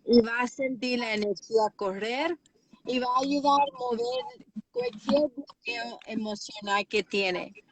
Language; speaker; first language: Spanish; early bilingual, heritage; Spanish